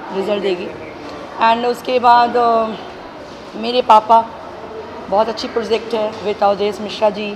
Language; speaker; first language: Hindi; native; Hindi